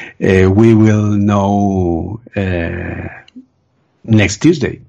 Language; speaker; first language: English; non-native, fluent; Spanish